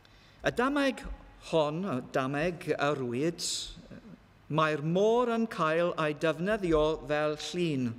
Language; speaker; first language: Welsh; non-native, learner; English